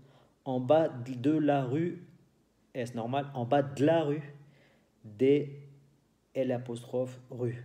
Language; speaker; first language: Spanish; non-native, fluent; French